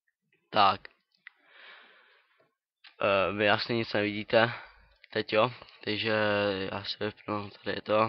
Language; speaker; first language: Czech; native; Czech